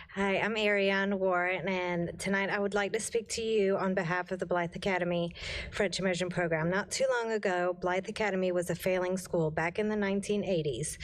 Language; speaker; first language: English; non-native, fluent; French